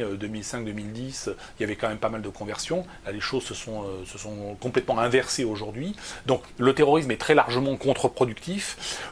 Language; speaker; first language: French; native; French